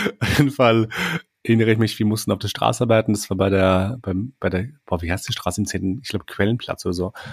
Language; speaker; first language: German; early bilingual, other home language; Albanian